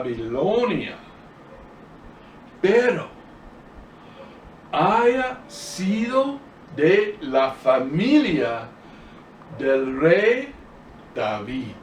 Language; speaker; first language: Spanish; non-native, fluent; English